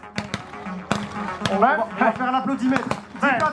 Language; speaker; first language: French; native; French